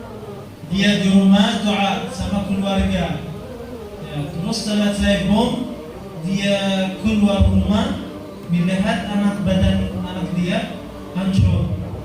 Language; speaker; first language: Indonesian; non-native, learner; Arabic